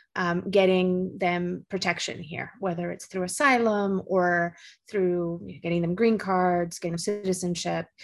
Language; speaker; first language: English; early bilingual, other home language; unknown